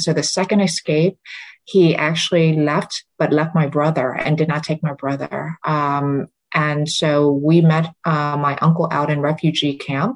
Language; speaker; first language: English; early bilingual, other home language; Vietnamese